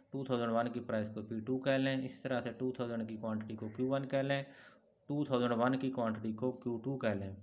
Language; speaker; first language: Urdu; non-native, local second language; Punjabi